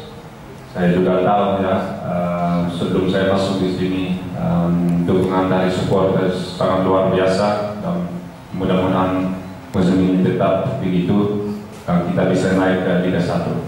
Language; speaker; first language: Indonesian; non-native, fluent; Dutch